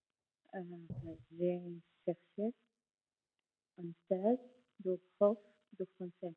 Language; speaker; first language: French; non-native, learner; Arabic